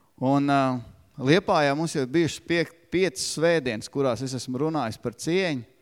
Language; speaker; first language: Latvian; native; Latvian